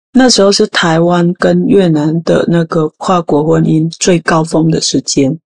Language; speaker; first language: Chinese; non-native, fluent; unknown